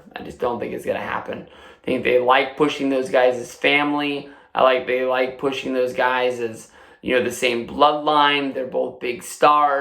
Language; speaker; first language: English; native; English